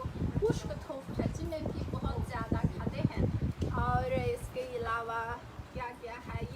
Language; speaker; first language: Hindi; non-native, fluent; Chinese